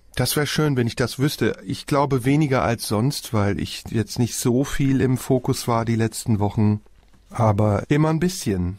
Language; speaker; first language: German; early bilingual, other home language; Turkish